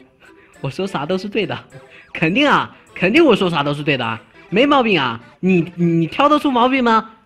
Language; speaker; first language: Chinese; native; Chinese